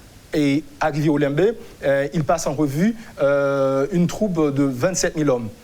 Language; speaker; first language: French; non-native, local second language; Haitian Creole